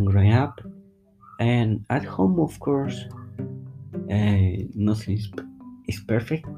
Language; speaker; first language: English; non-native, fluent; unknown